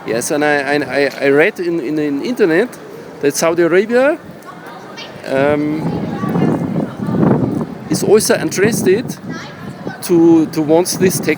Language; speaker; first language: English; non-native, learner; German